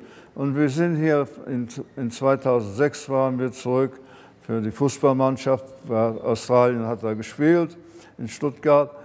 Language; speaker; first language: German; early bilingual, heritage; German